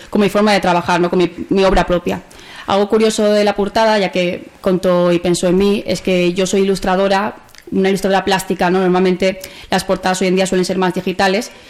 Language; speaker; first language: Spanish; native; Spanish